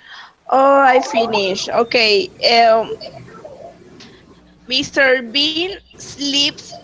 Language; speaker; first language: English; non-native, learner; Spanish